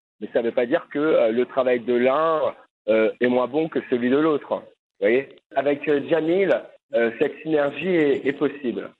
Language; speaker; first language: French; native; French